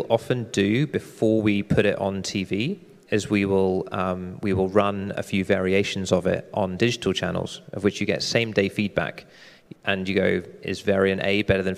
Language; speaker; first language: English; native; English